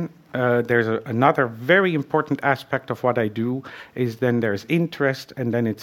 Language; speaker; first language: English; non-native, fluent; Dutch